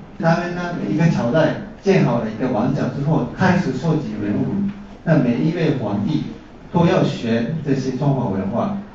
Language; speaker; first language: Chinese; non-native, fluent; Japanese